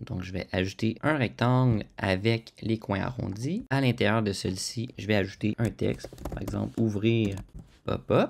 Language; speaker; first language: French; native; French